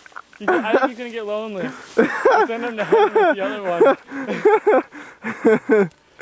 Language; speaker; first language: English; native; English